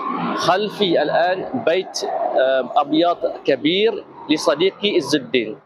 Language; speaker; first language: Arabic; non-native, fluent; Malay